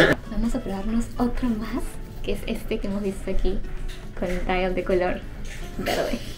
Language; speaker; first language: Spanish; native; Spanish